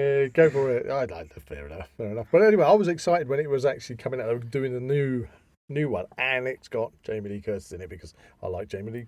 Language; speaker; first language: English; native; English